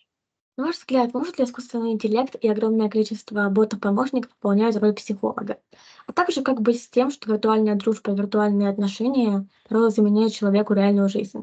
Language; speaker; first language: Russian; native; Russian